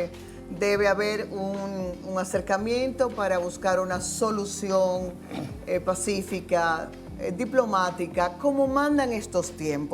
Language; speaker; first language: Spanish; native; Spanish